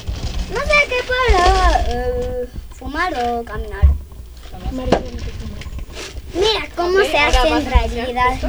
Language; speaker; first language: Spanish; early bilingual, other home language; French